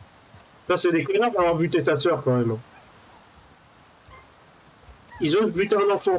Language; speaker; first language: French; native; French